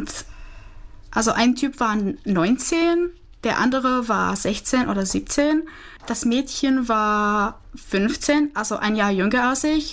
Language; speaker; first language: German; non-native, fluent; Czech